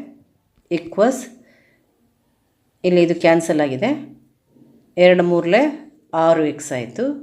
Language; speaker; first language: Kannada; native; Kannada